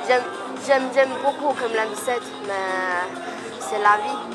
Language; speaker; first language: French; non-native, learner; Chinese